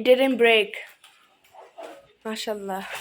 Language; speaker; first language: English; non-native, learner; Bangla